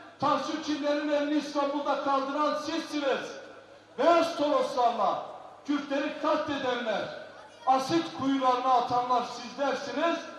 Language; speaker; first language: Turkish; non-native, local second language; Kurdish